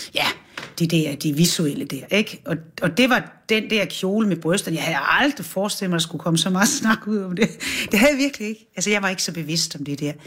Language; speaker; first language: Danish; native; Danish